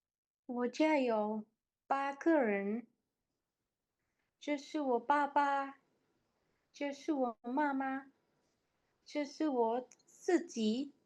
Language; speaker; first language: Chinese; non-native, learner; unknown